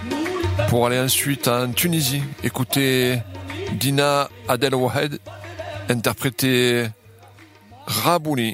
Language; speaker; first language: French; native; French